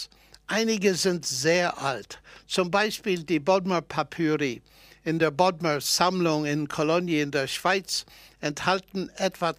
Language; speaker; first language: German; non-native, fluent; English